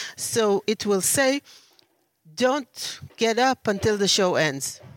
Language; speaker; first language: English; non-native, learner; Hebrew